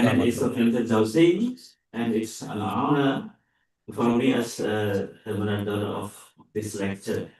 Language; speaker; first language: English; non-native, fluent; Indonesian